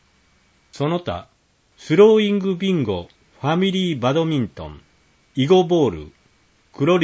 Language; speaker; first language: Japanese; native; Japanese